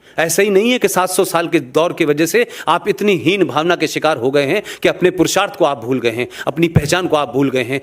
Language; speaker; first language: Hindi; native; Hindi